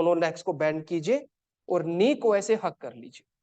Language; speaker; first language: Hindi; native; Hindi